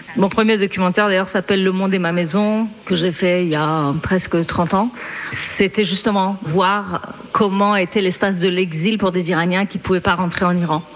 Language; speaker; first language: French; non-native, fluent; Persian